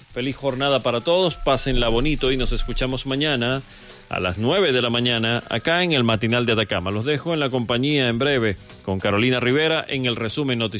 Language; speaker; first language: Spanish; native; Spanish